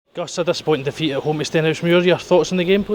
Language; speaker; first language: English; native; English